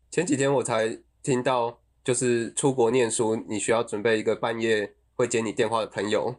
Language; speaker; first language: Chinese; native; Chinese